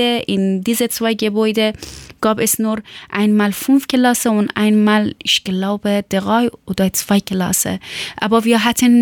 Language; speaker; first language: German; non-native, learner; Persian